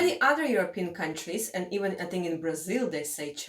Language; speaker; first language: English; non-native, fluent; Latvian